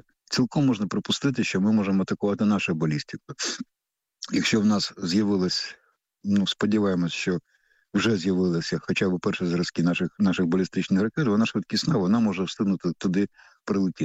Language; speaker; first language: Ukrainian; native; Ukrainian